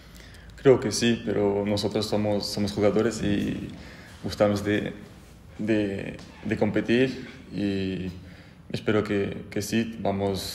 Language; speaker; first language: Spanish; non-native, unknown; French